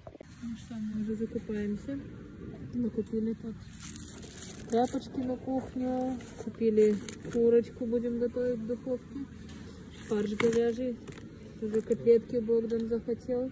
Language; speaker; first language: Russian; native; Russian